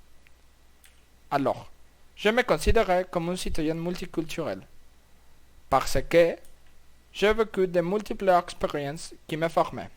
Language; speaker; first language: French; non-native, learner; Spanish